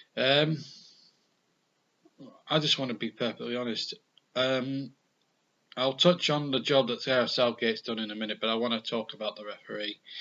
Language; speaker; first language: English; native; English